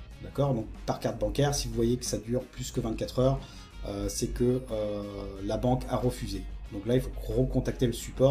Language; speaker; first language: French; native; French